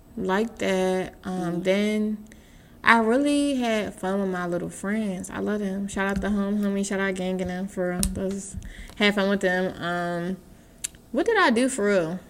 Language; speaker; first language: English; native; English